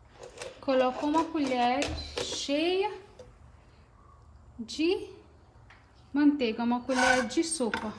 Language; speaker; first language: Portuguese; non-native, fluent; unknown